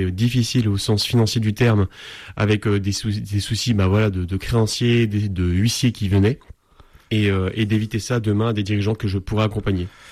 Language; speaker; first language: French; native; French